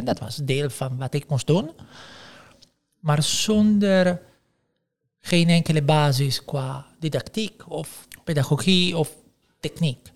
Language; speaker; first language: Dutch; non-native, fluent; Italian